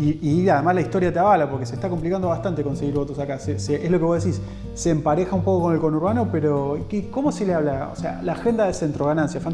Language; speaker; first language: Spanish; native; Spanish